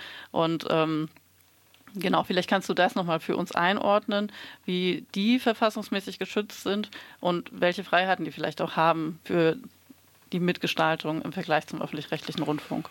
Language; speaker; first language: German; native; German